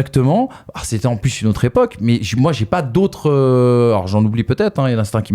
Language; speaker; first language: French; native; French